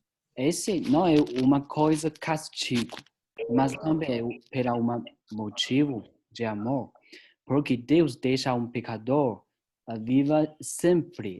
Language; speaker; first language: Portuguese; non-native, learner; Chinese